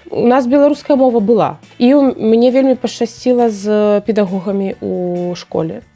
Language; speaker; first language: Belarusian; non-native, local second language; Russian